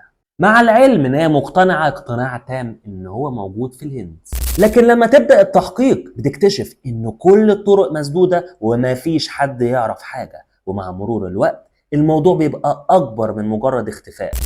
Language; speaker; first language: Arabic; native; Arabic